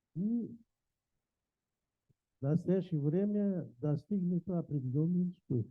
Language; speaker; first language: Russian; native; Russian